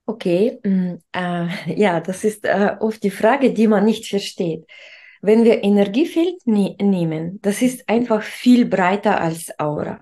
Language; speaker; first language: German; non-native, fluent; Russian